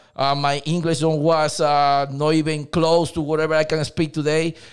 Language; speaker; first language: English; non-native, learner; Spanish